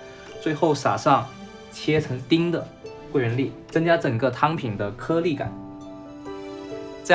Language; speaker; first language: Chinese; native; Chinese